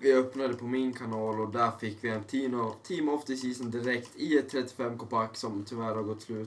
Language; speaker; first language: Swedish; native; Swedish